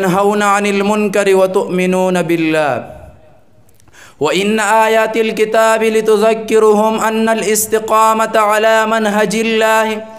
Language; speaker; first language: Arabic; non-native, fluent; Urdu